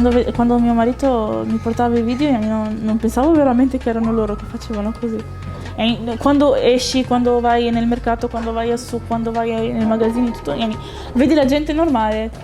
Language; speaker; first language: Italian; early bilingual, other home language; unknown